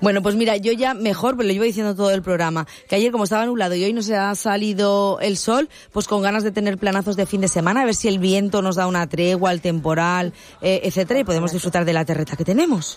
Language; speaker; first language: Spanish; native; Spanish